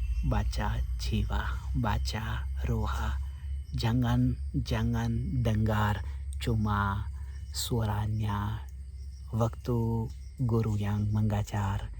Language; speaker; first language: Indonesian; non-native, fluent; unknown